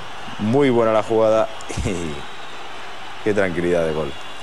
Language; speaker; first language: Spanish; native; Spanish